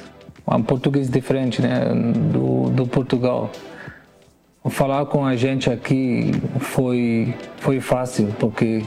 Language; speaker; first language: Portuguese; non-native, learner; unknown